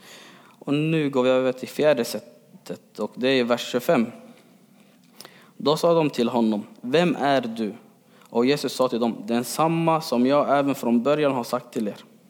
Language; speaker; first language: Swedish; early bilingual, other home language; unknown